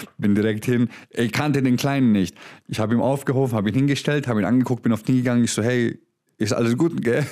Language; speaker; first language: German; early bilingual, other home language; Croatian